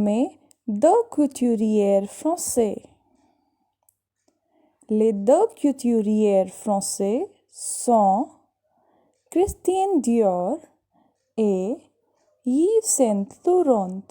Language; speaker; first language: French; non-native, fluent; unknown